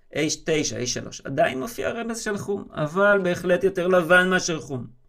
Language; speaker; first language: Hebrew; native; Hebrew